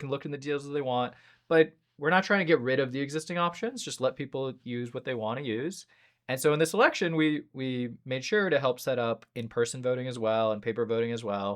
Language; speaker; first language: English; native; English